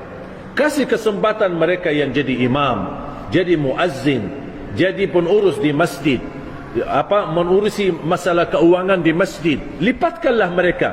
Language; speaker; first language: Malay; non-native, fluent; Arabic